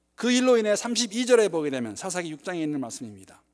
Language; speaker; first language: Korean; native; Korean